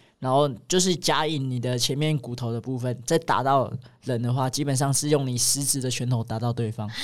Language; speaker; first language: Chinese; native; Chinese